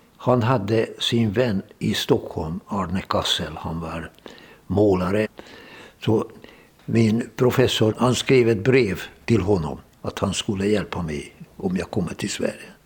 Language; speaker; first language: Swedish; non-native, fluent; Hungarian